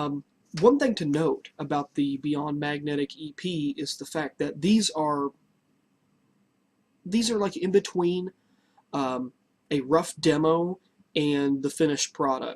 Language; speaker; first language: English; native; English